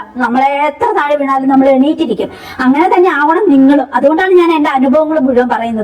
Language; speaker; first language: Malayalam; native; Malayalam